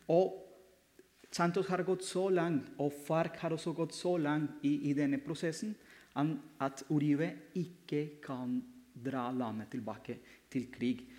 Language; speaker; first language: Norwegian; non-native, fluent; Spanish